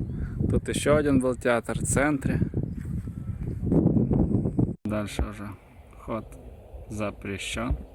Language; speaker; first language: Russian; native; Russian